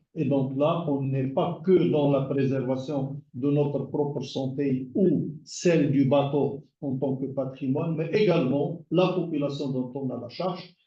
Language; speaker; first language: French; non-native, local second language; Arabic